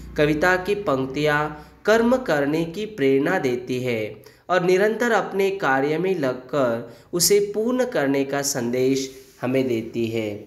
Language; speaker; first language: Hindi; native; Hindi